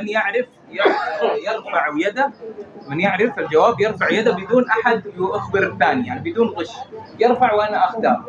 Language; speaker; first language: Arabic; native; Arabic